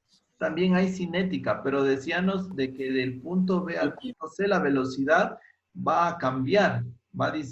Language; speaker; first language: Spanish; native; Spanish